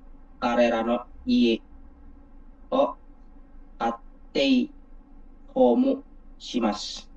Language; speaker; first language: Japanese; non-native, learner; Indonesian